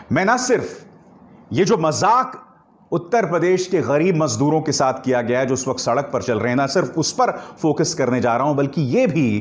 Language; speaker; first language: Hindi; native; Hindi